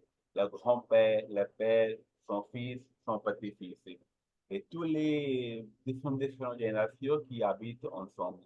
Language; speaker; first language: French; non-native, learner; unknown